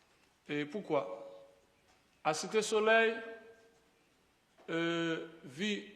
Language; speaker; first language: French; non-native, local second language; Haitian Creole